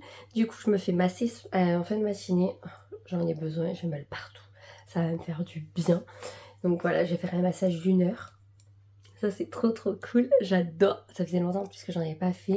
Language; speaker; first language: French; native; French